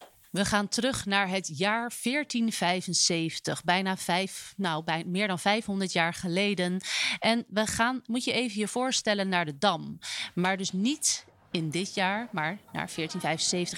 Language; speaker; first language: Dutch; native; Dutch